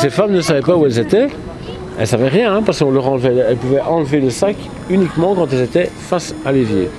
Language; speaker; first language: French; native; French